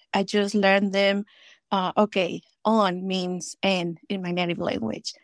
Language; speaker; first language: English; non-native, fluent; Spanish